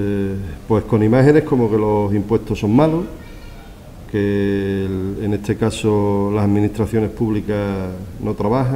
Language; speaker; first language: Spanish; native; Spanish